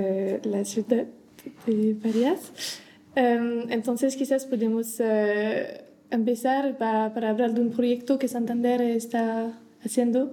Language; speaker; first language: Spanish; non-native, learner; French